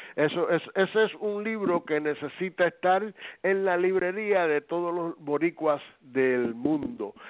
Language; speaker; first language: Spanish; early bilingual, heritage; Spanish